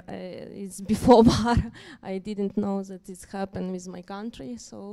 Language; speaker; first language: English; non-native, learner; Ukrainian